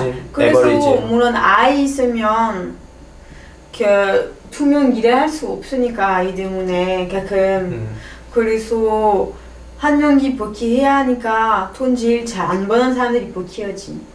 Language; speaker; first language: Korean; non-native, learner; French